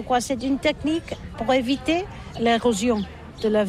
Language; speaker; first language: French; non-native, learner; Catalan